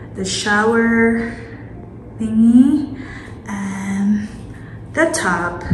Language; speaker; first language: English; non-native, fluent; Thai